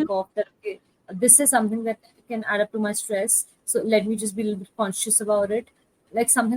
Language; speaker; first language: English; non-native, local second language; Hindi